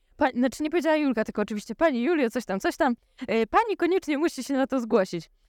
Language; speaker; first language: Polish; native; Polish